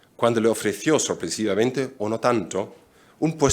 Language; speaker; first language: Spanish; non-native, fluent; German